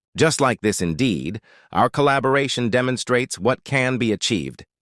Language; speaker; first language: English; non-native, local second language; Filipino